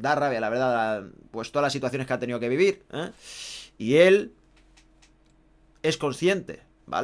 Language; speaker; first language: Spanish; native; Spanish